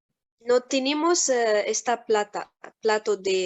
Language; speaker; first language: Spanish; non-native, learner; English